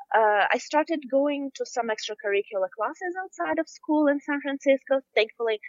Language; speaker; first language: English; non-native, fluent; Russian